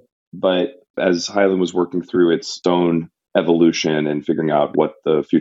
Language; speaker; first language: English; native; English